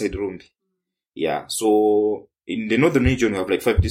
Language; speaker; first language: English; non-native, local second language; Tumbuka